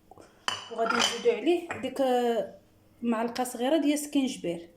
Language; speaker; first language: Arabic; native; Arabic